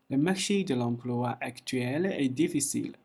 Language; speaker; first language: French; non-native, learner; Chinese